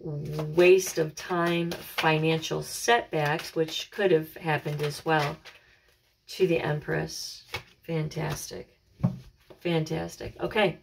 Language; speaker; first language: English; native; English